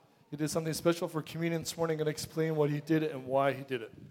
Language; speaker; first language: English; native; English